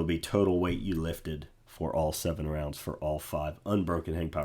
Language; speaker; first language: English; native; English